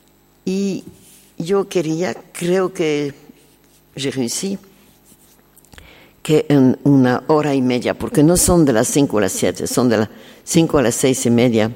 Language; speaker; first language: Spanish; non-native, learner; French